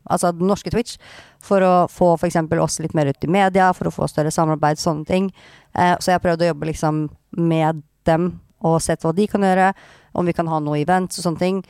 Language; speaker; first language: Norwegian; native; Norwegian